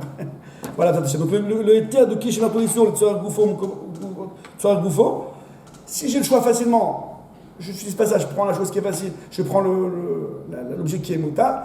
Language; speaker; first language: French; native; French